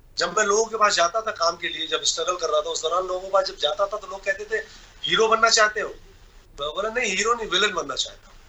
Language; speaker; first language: Hindi; non-native, local second language; Bhojpuri